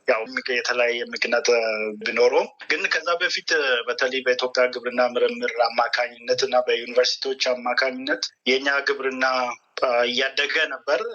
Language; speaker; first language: Amharic; non-native, local second language; Oromo